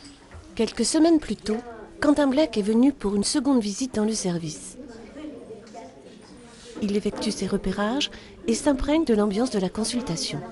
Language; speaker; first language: French; native; French